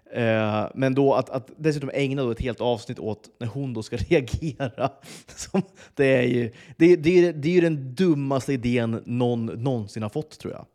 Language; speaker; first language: Swedish; native; Swedish